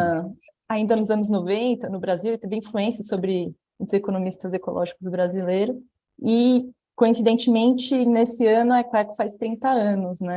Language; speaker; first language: Portuguese; native; Portuguese